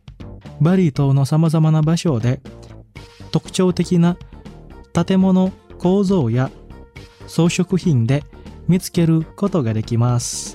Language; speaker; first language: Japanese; non-native, fluent; Indonesian